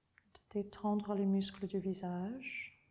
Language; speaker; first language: French; non-native, fluent; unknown